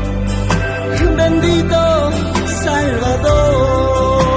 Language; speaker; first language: Spanish; non-native, local second language; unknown